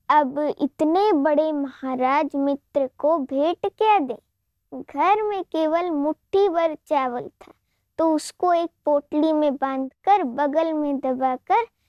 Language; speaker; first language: Hindi; non-native, local second language; Gujarati